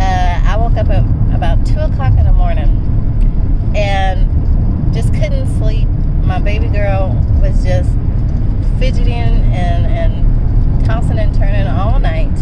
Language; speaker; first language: English; native; English